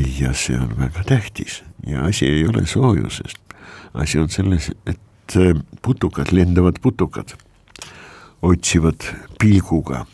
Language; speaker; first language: Estonian; non-native, local second language; Russian